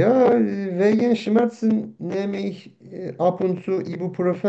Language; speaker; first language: German; non-native, learner; Turkish